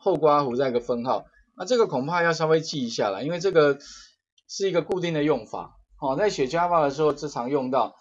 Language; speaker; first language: Chinese; native; Chinese